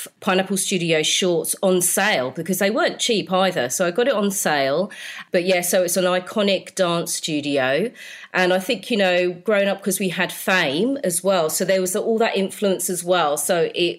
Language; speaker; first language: English; native; English